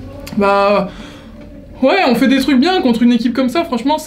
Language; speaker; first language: French; native; French